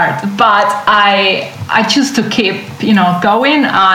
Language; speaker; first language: English; non-native, fluent; Italian